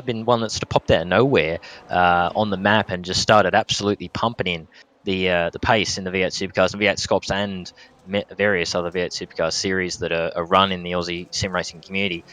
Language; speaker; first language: English; native; English